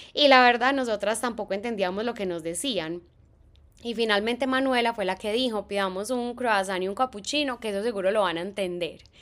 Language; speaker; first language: Spanish; native; Spanish